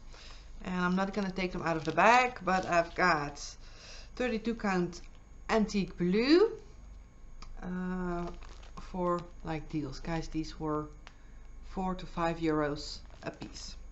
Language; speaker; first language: English; non-native, fluent; Dutch